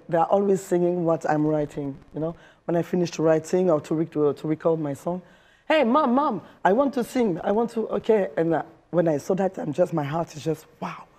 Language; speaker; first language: English; non-native, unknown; French